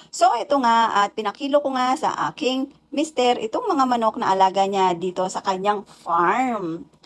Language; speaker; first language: Filipino; non-native, local second language; Pampanga